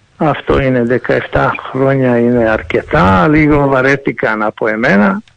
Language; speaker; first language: Greek; non-native, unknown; Serbian